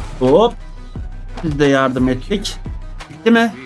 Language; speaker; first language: Turkish; native; Turkish